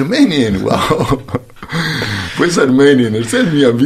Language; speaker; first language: German; non-native, fluent; Spanish